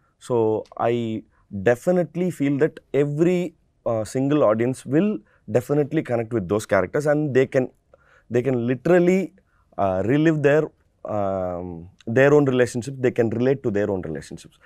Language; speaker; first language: English; non-native, local second language; Tamil